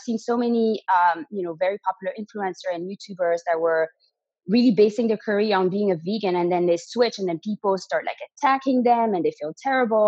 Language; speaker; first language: English; non-native, fluent; French